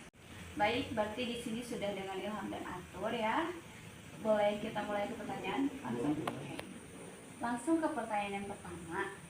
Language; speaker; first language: Indonesian; native; Indonesian